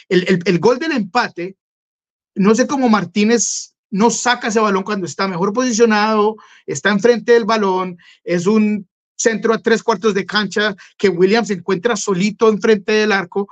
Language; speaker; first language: Spanish; native; Spanish